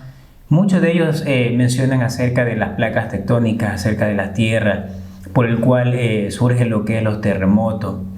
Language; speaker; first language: Spanish; native; Spanish